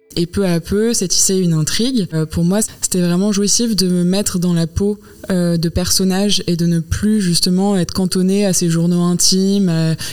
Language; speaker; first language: French; native; French